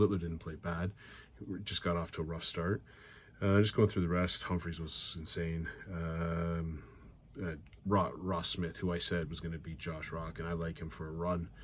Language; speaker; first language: English; native; English